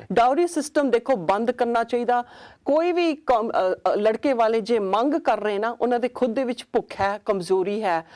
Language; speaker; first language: Punjabi; early bilingual, heritage; Punjabi